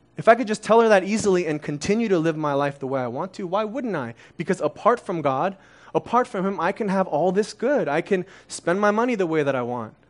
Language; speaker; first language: English; early bilingual, other home language; Korean